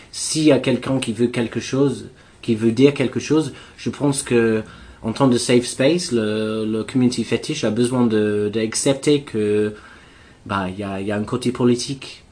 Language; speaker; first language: French; non-native, learner; English